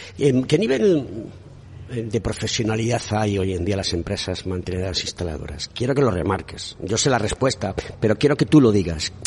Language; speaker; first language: Spanish; native; Spanish